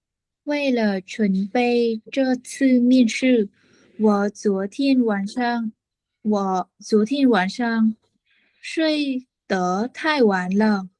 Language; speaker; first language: Chinese; non-native, learner; Vietnamese